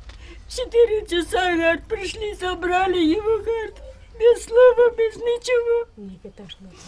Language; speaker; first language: Russian; non-native, local second language; Crimean Tatar